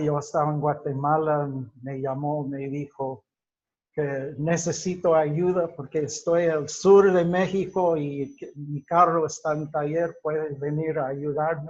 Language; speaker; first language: Spanish; non-native, fluent; English